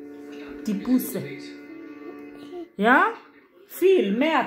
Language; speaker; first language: German; non-native, local second language; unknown